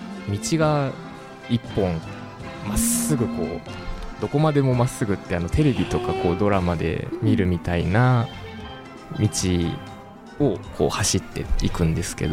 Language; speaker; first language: Japanese; native; Japanese